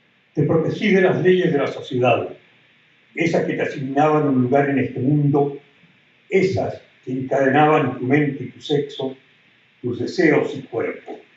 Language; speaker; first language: Spanish; native; Spanish